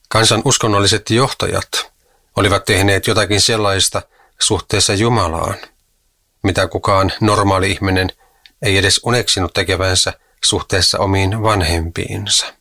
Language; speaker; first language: Finnish; native; Finnish